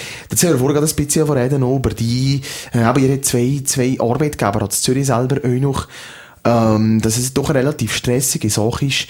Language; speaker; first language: German; native; German